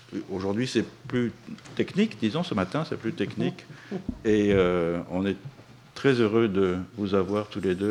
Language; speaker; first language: French; native; French